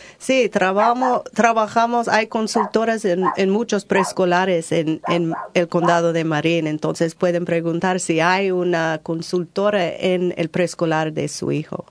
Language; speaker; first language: Spanish; non-native, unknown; English